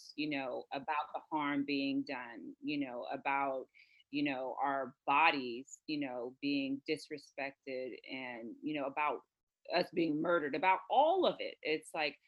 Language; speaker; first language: English; native; English